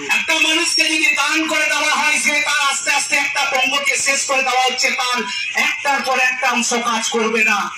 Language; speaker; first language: Bangla; non-native, local second language; Santali